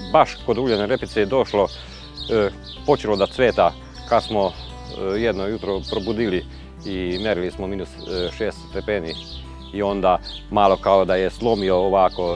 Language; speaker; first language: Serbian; non-native, local second language; Hungarian